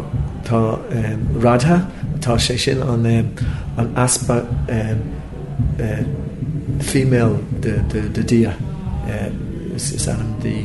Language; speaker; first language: Irish; non-native, local second language; English